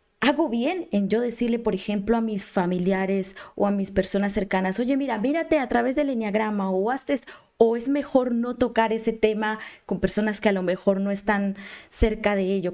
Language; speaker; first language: Spanish; native; Spanish